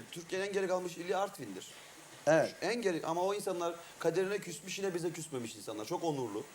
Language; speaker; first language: Turkish; native; Turkish